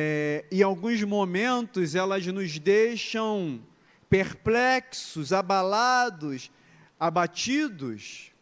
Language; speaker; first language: Portuguese; native; Portuguese